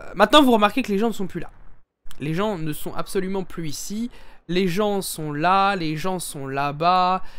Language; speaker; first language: French; native; French